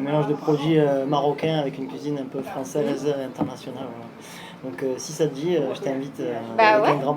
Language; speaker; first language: French; native; French